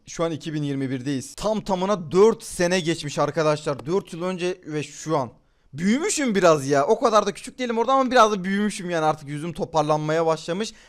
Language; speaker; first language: Turkish; native; Turkish